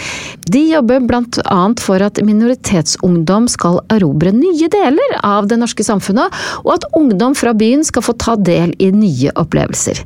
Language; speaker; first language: Norwegian; native; Norwegian